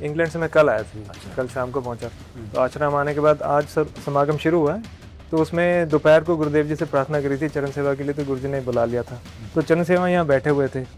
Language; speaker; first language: Hindi; native; Hindi